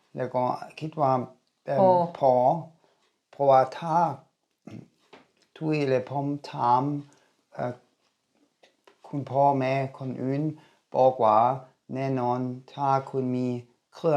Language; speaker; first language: Thai; non-native, learner; German